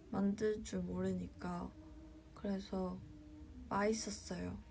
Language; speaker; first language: Korean; non-native, fluent; Cantonese